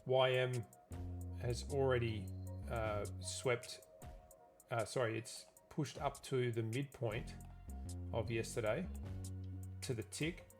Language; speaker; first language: English; native; English